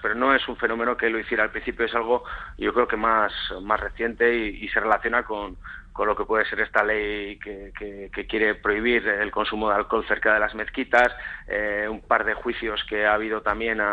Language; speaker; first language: Spanish; native; Spanish